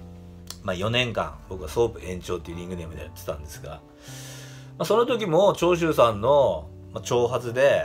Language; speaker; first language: Japanese; native; Japanese